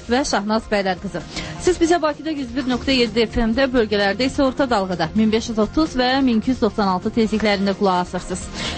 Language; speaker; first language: Azerbaijani; native; Azerbaijani